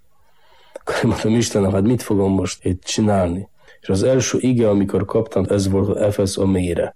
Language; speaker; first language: Hungarian; non-native, fluent; Polish